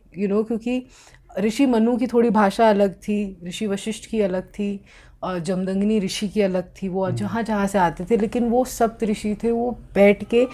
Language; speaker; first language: Hindi; native; Hindi